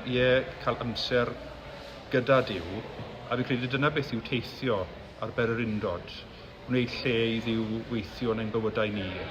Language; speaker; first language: Welsh; native; Welsh